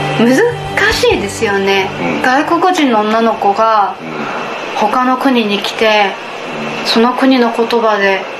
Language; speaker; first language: Japanese; non-native, fluent; Korean